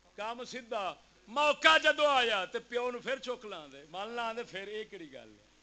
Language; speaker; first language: Urdu; native; Urdu